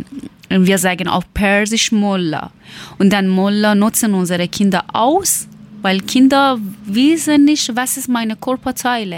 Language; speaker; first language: German; non-native, learner; Persian